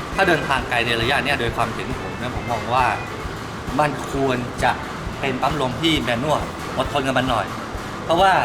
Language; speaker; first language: Thai; native; Thai